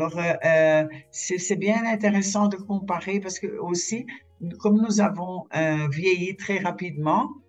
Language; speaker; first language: French; non-native, fluent; Portuguese